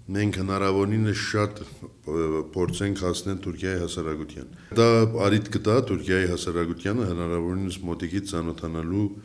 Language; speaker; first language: Armenian; early bilingual, heritage; Armenian